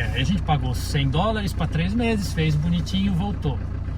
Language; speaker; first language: Portuguese; native; Portuguese